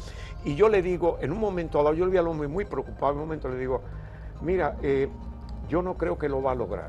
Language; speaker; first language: Spanish; native; Spanish